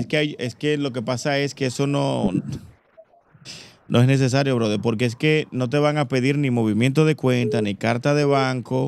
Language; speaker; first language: Spanish; native; Spanish